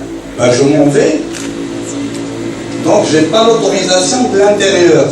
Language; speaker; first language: French; non-native, local second language; Arabic